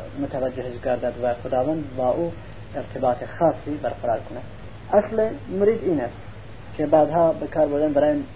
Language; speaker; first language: Persian; non-native, local second language; Central Kurdish